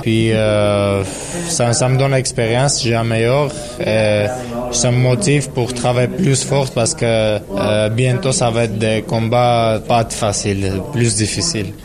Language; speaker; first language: French; non-native, learner; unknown